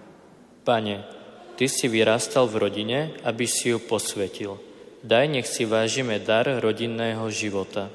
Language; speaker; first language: Slovak; native; Slovak